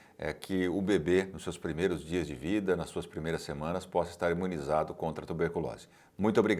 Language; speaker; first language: Portuguese; native; Portuguese